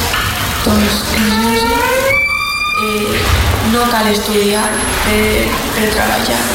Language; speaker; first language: Catalan; non-native, learner; Georgian